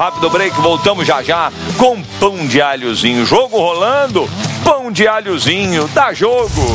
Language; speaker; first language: Portuguese; native; Portuguese